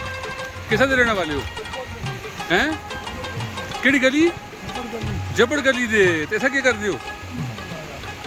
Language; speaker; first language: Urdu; non-native, local second language; Northern Hindko